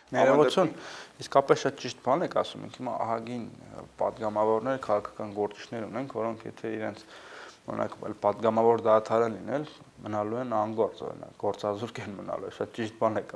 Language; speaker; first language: Armenian; native; Armenian